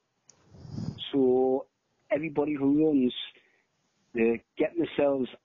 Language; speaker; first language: English; native; English